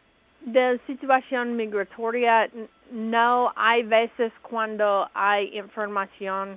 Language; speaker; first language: Spanish; non-native, learner; English